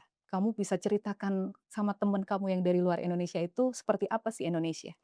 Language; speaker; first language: Indonesian; native; Indonesian